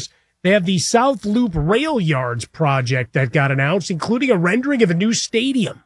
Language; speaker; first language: English; native; English